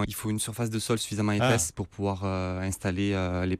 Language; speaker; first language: French; native; French